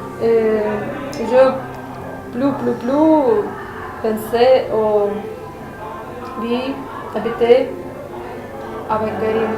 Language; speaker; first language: French; non-native, learner; Russian